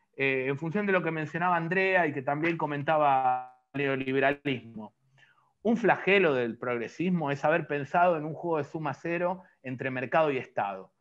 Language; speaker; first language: Spanish; native; Spanish